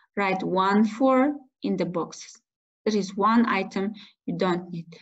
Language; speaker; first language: English; non-native, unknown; Kazakh